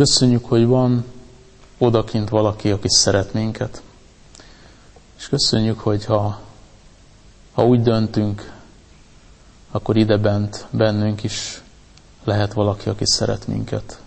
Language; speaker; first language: Hungarian; native; Hungarian